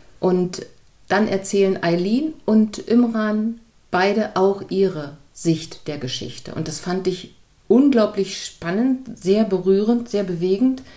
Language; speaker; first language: German; native; German